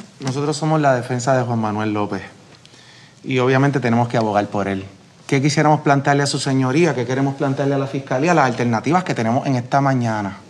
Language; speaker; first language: Spanish; native; Spanish